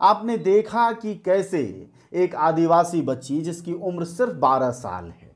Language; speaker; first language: Hindi; native; Hindi